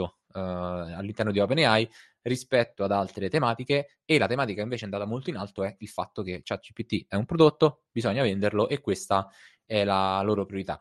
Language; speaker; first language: Italian; native; Italian